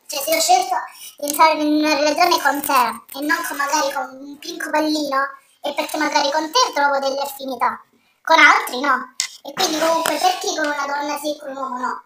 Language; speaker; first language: Italian; native; Italian